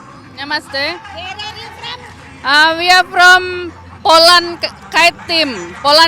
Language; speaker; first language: English; non-native, learner; Polish